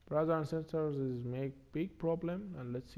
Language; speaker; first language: English; non-native, learner; Arabic